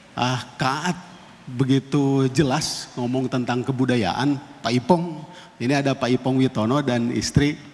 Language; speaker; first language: Indonesian; non-native, local second language; Sundanese